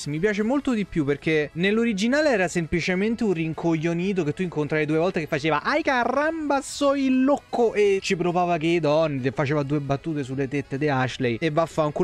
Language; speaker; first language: Italian; native; Italian